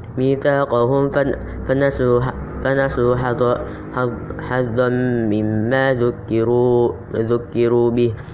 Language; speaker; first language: Arabic; non-native, learner; Indonesian